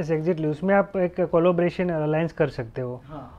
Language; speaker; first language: Hindi; non-native, local second language; Gujarati